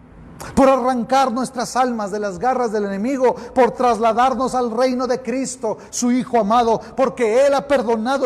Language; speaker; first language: Spanish; native; Spanish